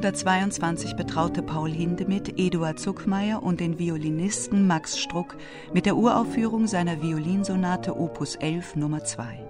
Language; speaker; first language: German; native; German